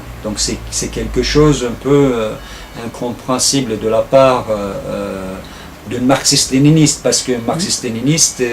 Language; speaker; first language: French; non-native, fluent; Turkish